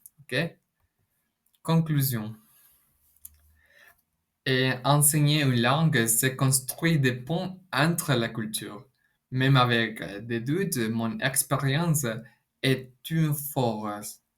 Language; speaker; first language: French; non-native, fluent; Spanish